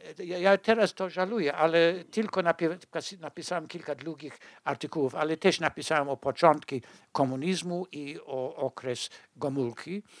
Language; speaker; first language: Polish; non-native, fluent; English